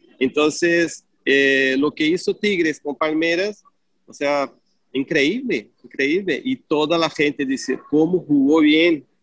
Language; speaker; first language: Spanish; non-native, fluent; Portuguese